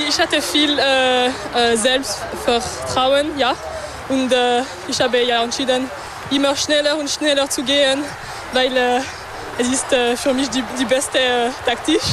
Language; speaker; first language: German; non-native, local second language; French